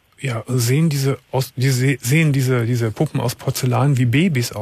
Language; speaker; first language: German; native; German